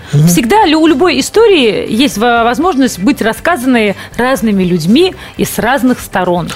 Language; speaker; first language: Russian; native; Russian